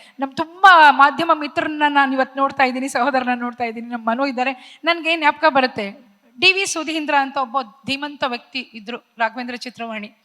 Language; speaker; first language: Kannada; native; Kannada